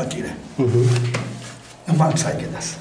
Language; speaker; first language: German; non-native, learner; Polish